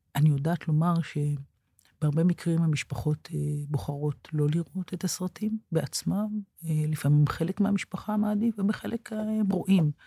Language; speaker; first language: Hebrew; native; Hebrew